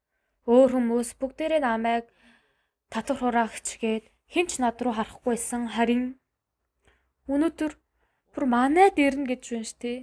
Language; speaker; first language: Mongolian; non-native, fluent; Korean